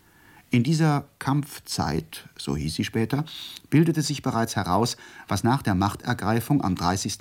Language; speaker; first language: German; native; German